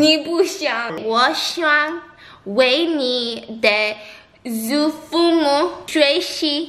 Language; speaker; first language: Chinese; non-native, learner; English